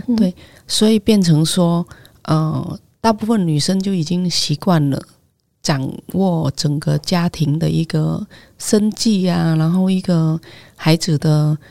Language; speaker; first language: Chinese; non-native, fluent; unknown